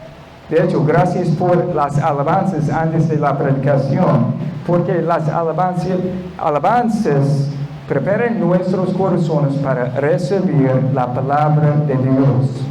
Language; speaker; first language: Spanish; non-native, fluent; English